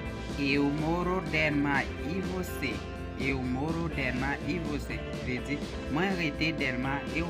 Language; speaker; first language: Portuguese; non-native, learner; Haitian Creole